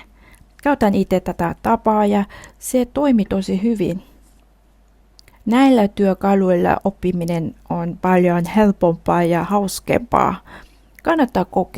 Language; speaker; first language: Finnish; non-native, fluent; Vietnamese